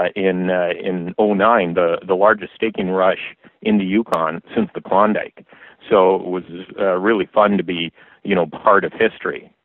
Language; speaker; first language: English; native; English